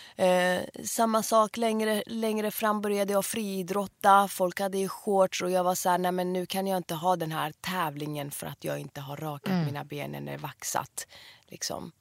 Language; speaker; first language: Swedish; early bilingual, other home language; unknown